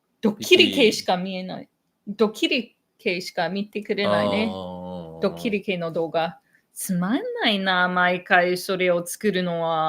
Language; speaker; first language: Japanese; non-native, fluent; English